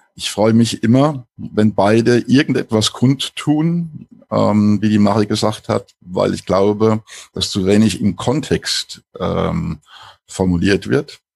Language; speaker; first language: German; native; German